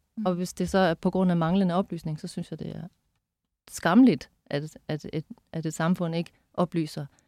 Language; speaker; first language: Danish; native; Danish